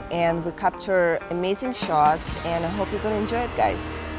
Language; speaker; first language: English; non-native, fluent; Russian